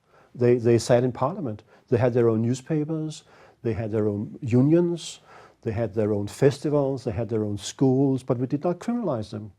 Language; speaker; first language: English; non-native, fluent; Danish